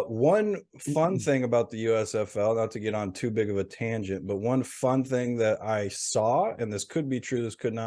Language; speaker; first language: English; native; English